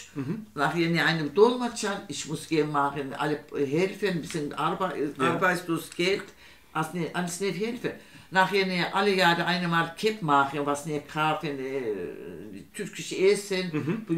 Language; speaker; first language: German; non-native, learner; Turkish